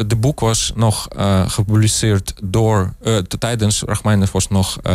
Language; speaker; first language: Dutch; non-native, learner; Russian